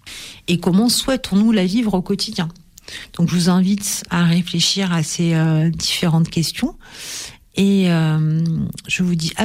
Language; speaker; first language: French; native; French